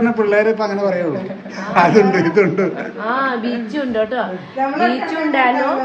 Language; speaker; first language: Malayalam; non-native, learner; Nepali